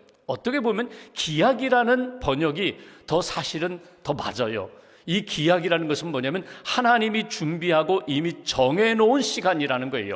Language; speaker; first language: Korean; native; Korean